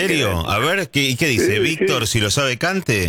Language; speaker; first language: Spanish; native; Spanish